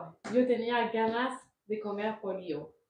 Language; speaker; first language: Spanish; non-native, learner; French